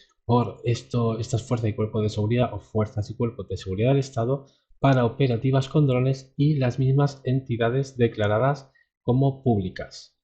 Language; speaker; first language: Spanish; native; Spanish